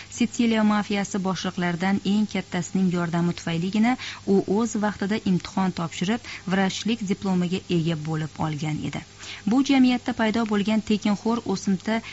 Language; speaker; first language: Uzbek; native; Uzbek